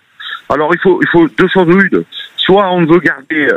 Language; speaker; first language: French; native; French